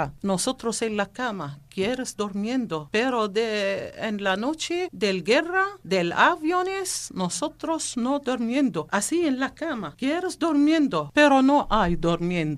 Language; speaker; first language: Spanish; non-native, learner; Arabic